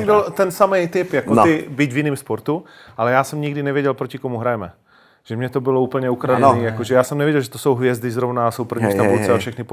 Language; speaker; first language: Czech; native; Czech